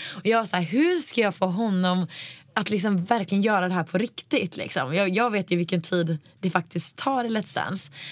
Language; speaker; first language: Swedish; native; Swedish